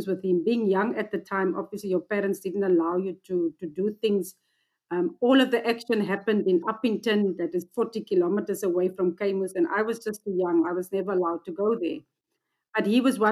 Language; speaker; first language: English; non-native, local second language; Afrikaans